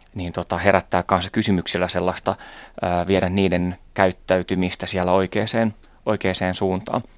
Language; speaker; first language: Finnish; native; Finnish